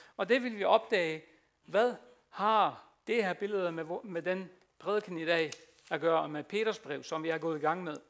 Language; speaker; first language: Danish; non-native, fluent; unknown